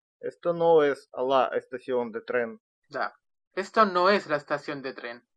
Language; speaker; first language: Spanish; non-native, learner; Russian